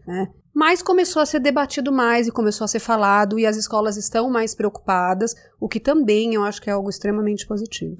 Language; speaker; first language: Portuguese; native; Portuguese